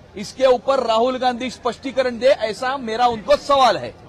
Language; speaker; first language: Hindi; non-native, local second language; Marathi